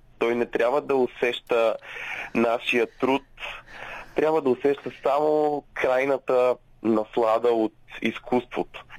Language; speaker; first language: Bulgarian; native; Bulgarian